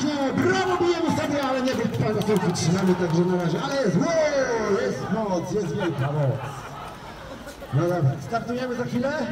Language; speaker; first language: Polish; native; Polish